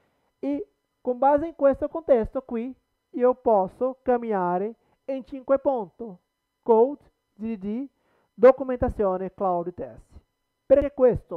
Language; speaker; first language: Italian; non-native, learner; Portuguese